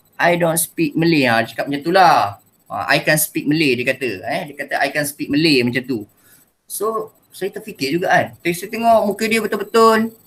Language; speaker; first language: Malay; native; Malay